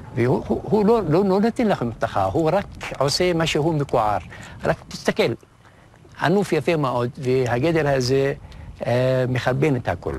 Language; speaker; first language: Hebrew; non-native, local second language; Arabic